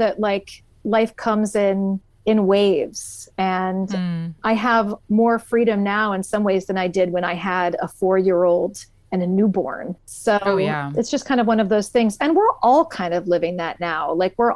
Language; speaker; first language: English; native; English